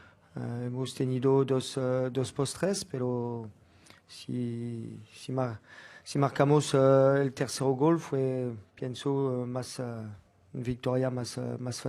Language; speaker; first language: Spanish; non-native, fluent; French